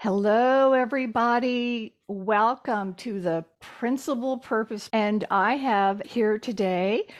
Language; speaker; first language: English; native; English